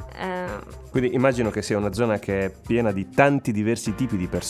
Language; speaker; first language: Italian; native; Italian